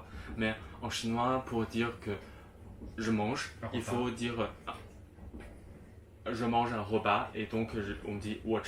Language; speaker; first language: French; non-native, fluent; Chinese